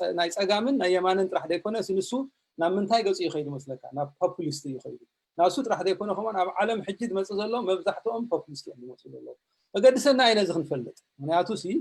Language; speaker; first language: Tigrinya; native; Tigrinya